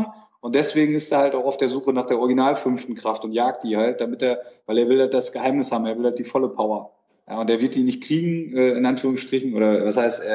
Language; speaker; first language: German; native; German